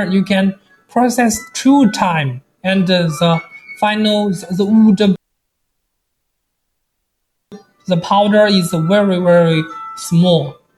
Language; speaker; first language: English; non-native, learner; Chinese